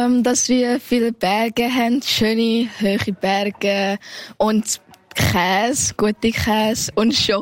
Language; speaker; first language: German; early bilingual, heritage; German